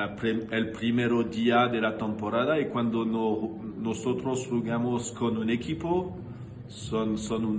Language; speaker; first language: Spanish; non-native, learner; French